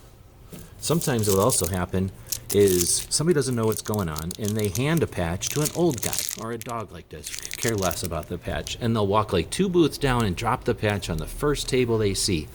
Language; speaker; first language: English; native; English